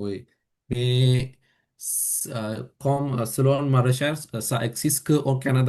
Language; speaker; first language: French; non-native, fluent; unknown